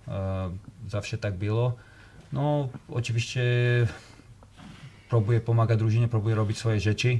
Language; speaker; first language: Polish; non-native, learner; Slovak